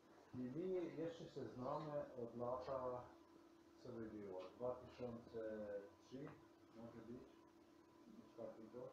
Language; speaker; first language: Polish; non-native, learner; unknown